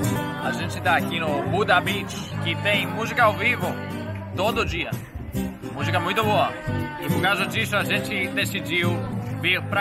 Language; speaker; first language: Portuguese; non-native, fluent; Greek